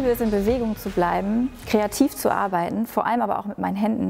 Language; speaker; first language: German; native; German